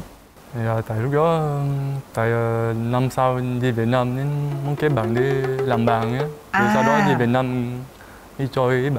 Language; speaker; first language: Vietnamese; early bilingual, heritage; French